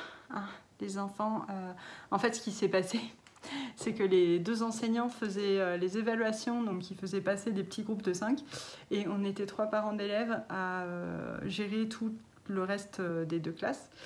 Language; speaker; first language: French; native; French